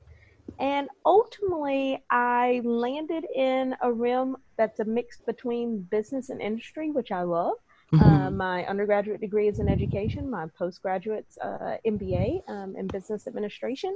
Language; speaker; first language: English; native; English